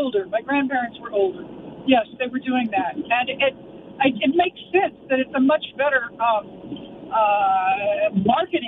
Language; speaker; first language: English; native; English